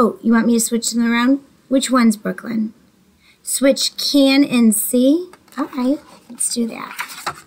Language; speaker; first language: English; native; English